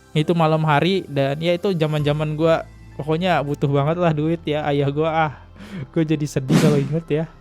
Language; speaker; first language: Indonesian; native; Indonesian